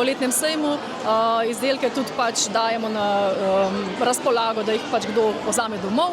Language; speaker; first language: Slovenian; native; Slovenian